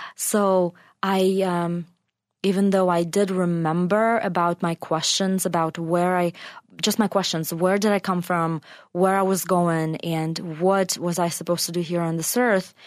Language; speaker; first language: English; non-native, fluent; Russian